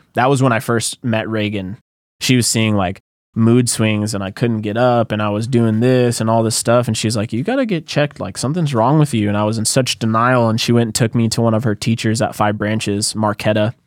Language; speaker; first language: English; native; English